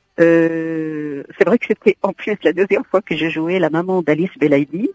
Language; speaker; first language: French; non-native, local second language; Arabic